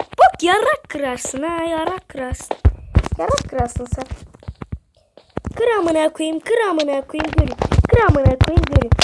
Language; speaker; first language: Turkish; native; Turkish